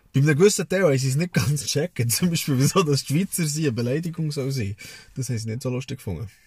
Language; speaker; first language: German; early bilingual, other home language; Serbian